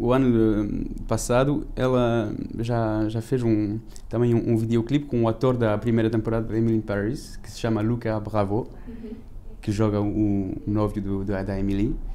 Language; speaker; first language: Portuguese; early bilingual, heritage; French